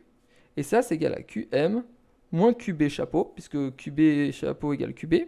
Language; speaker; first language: French; native; French